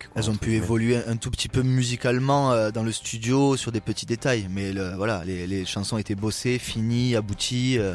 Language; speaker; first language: French; native; French